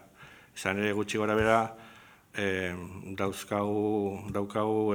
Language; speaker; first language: Basque; non-native, local second language; Spanish